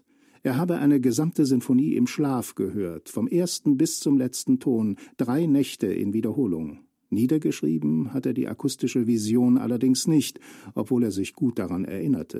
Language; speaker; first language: German; native; German